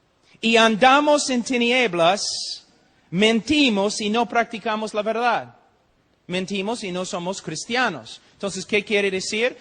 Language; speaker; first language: Spanish; non-native, fluent; English